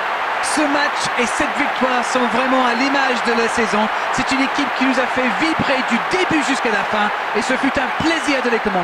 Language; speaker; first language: French; native; French